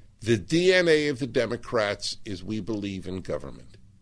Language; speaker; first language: English; native; English